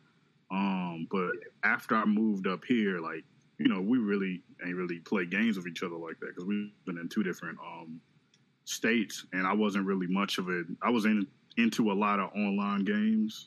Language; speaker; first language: English; native; English